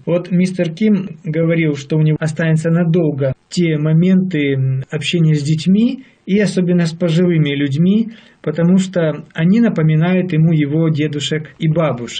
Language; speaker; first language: Russian; native; Russian